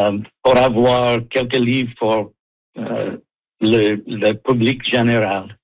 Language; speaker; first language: French; non-native, learner; English